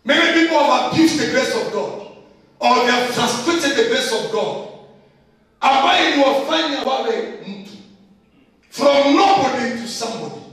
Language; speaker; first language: English; non-native, local second language; Swahili